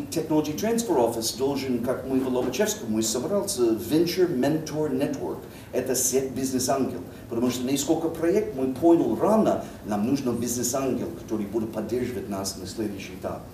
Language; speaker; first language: Russian; non-native, fluent; English